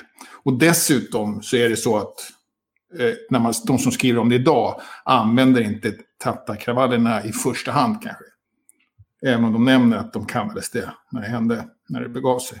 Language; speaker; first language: Swedish; native; Swedish